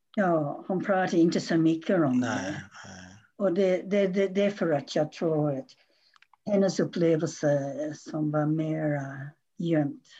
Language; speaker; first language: Swedish; non-native, fluent; English